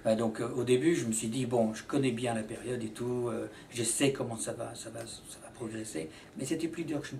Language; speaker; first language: French; native; French